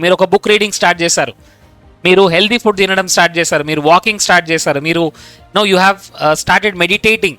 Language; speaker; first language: Telugu; native; Telugu